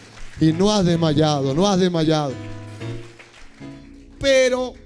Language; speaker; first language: Spanish; native; Spanish